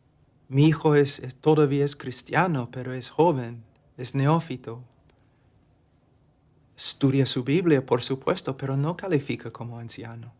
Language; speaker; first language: Spanish; non-native, fluent; English